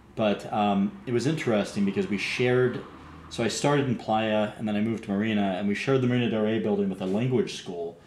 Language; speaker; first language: English; native; English